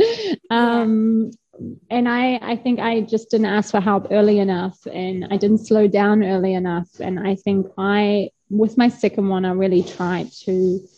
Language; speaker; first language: English; non-native, fluent; German